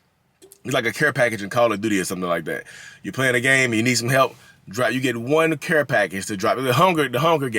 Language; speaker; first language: English; native; English